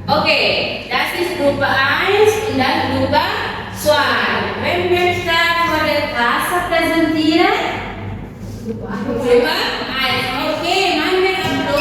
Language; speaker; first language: German; non-native, fluent; Indonesian